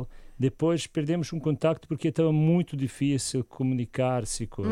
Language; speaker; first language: Portuguese; non-native, learner; Croatian